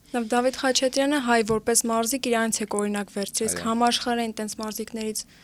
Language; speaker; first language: Armenian; native; Armenian